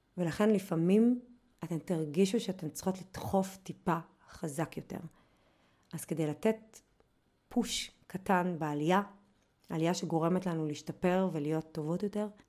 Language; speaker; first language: Hebrew; native; Hebrew